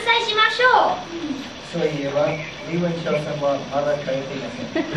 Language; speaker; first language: Japanese; non-native, learner; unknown